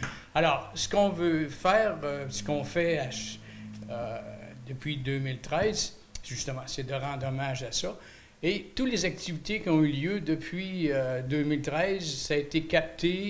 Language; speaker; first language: French; native; French